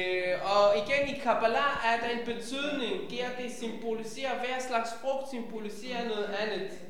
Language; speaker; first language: Danish; non-native, fluent; Hebrew